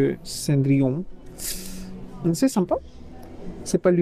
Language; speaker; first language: French; non-native, fluent; Spanish